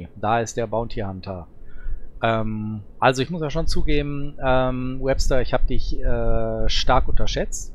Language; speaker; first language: German; native; German